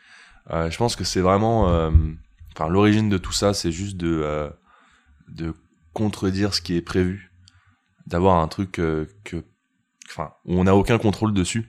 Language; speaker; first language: French; native; French